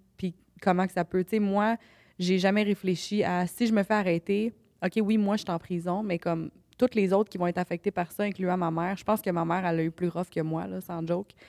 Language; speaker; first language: French; native; French